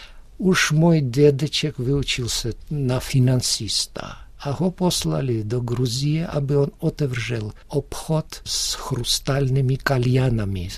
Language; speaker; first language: Czech; early bilingual, heritage; Russian